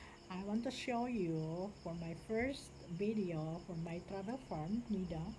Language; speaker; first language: English; non-native, local second language; Cebuano